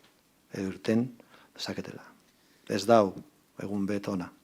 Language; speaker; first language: Basque; non-native, local second language; Spanish